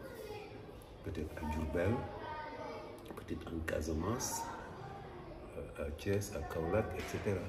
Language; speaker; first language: French; non-native, local second language; Wolof